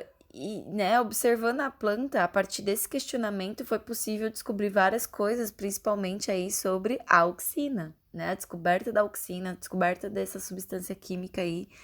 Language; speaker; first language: Portuguese; native; Portuguese